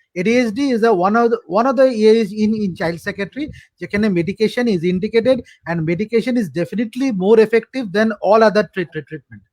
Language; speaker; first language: English; non-native, local second language; Bangla